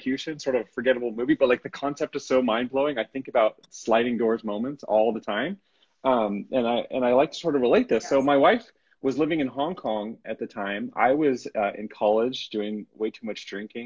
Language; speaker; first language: English; native; English